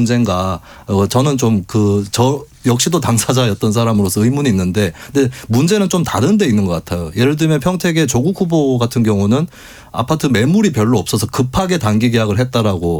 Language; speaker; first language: Korean; native; Korean